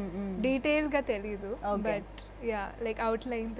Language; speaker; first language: Telugu; non-native, local second language; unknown